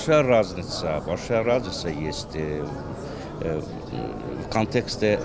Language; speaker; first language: Russian; non-native, fluent; Azerbaijani